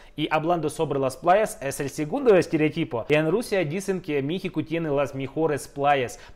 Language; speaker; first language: Spanish; non-native, fluent; Russian